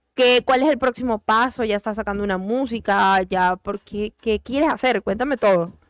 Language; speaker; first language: Spanish; native; Spanish